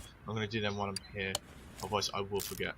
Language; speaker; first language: English; native; English